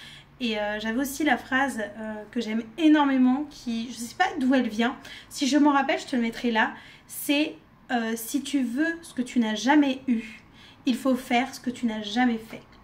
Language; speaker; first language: French; native; French